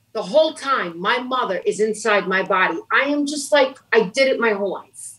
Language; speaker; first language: English; native; English